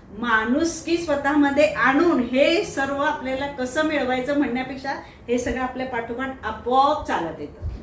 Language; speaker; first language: Marathi; non-native, local second language; Gujarati